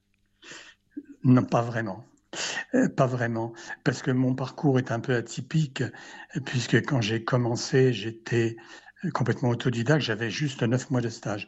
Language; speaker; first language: French; native; French